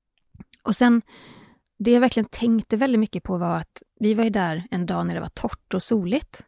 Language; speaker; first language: Swedish; native; Swedish